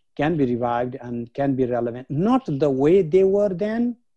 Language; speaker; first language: English; non-native, local second language; Nepali